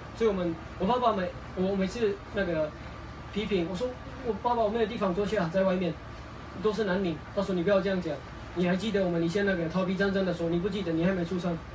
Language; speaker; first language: Chinese; non-native, fluent; Kurdish